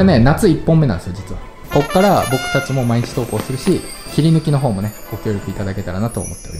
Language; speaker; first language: Japanese; native; Japanese